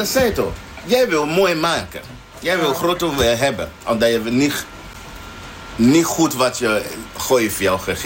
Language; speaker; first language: Dutch; non-native, learner; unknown